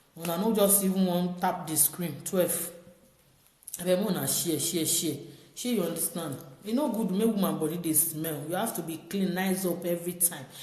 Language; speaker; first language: Nigerian Pidgin; non-native, local second language; Yoruba